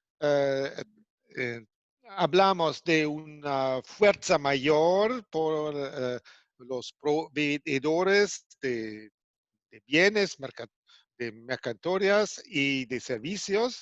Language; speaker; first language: Spanish; non-native, fluent; German